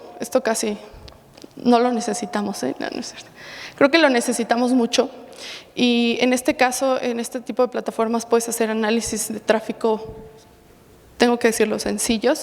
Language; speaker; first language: Spanish; native; Spanish